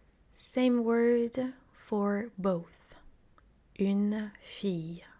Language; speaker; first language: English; non-native, fluent; French